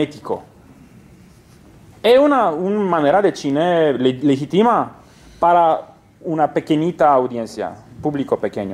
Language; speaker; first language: Spanish; non-native, fluent; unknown